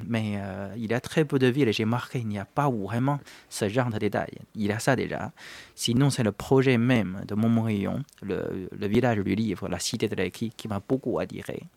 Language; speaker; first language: French; non-native, fluent; Chinese